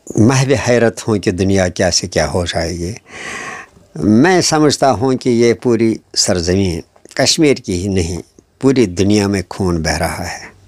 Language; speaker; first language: Hindi; non-native, local second language; Kashmiri